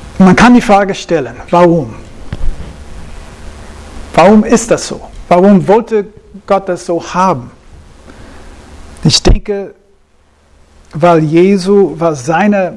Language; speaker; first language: German; non-native, fluent; English